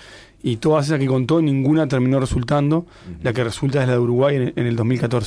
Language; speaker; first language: Spanish; native; Spanish